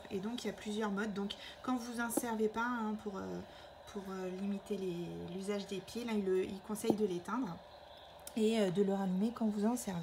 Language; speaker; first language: French; native; French